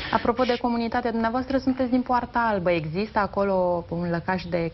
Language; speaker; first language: Romanian; native; Romanian